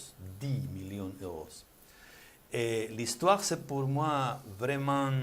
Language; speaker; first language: French; non-native, learner; Spanish